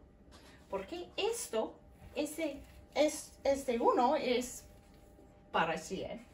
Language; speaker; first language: Spanish; non-native, fluent; English